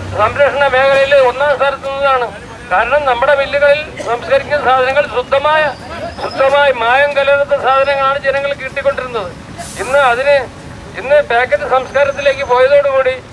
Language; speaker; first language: Malayalam; native; Malayalam